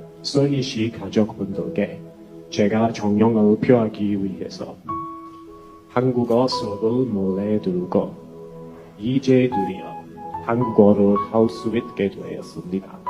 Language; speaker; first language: Korean; non-native, learner; English